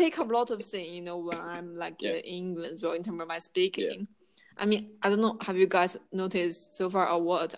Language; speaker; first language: English; non-native, fluent; Chinese